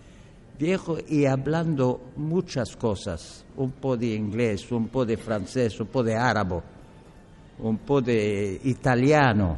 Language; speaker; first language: Spanish; non-native, learner; Arabic